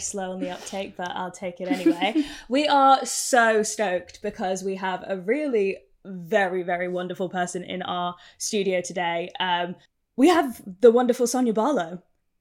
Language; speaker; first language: English; native; English